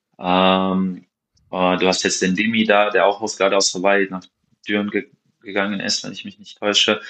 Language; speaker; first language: German; non-native, fluent; Slovenian